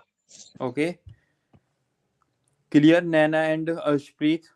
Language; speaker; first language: English; non-native, local second language; Hindi